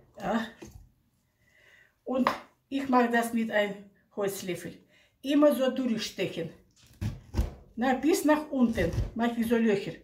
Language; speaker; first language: German; non-native, local second language; Russian